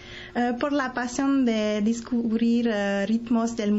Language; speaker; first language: Spanish; non-native, learner; French